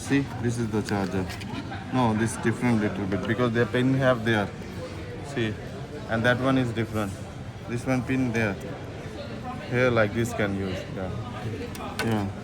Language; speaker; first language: English; non-native, learner; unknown